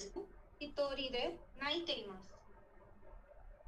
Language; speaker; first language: Japanese; non-native, learner; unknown